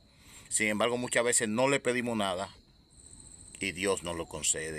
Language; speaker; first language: Spanish; native; Spanish